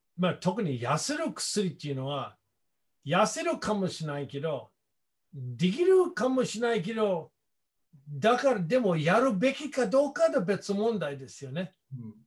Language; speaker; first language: Japanese; non-native, fluent; English